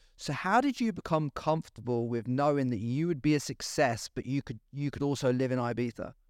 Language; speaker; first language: English; native; English